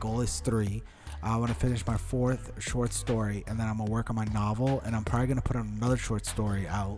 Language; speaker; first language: English; early bilingual, other home language; Portuguese